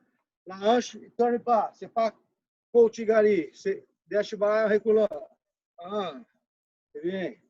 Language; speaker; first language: French; non-native, fluent; Portuguese